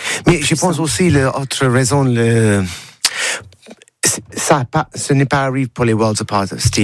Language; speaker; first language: French; non-native, learner; English